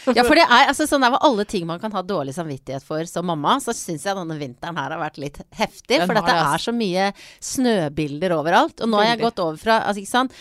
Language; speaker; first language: Norwegian; native; Norwegian